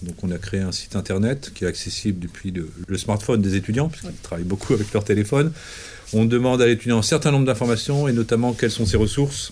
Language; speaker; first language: French; native; French